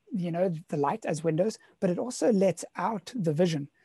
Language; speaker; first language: English; native; English